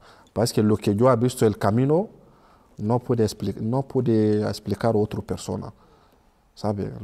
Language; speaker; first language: Spanish; non-native, learner; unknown